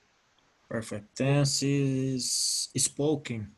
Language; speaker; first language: English; non-native, learner; Portuguese